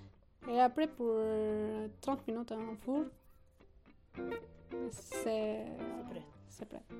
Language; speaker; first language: French; non-native, learner; Albanian